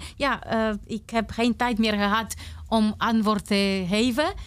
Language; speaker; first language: Dutch; non-native, fluent; Romanian